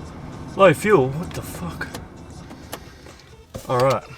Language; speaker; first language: English; native; English